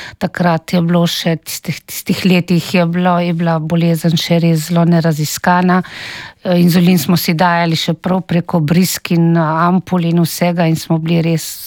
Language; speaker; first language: Slovenian; native; Slovenian